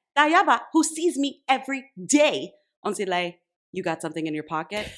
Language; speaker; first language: Finnish; native; Finnish